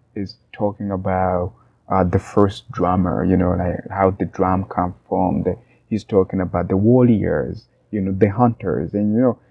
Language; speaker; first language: English; non-native, local second language; Rundi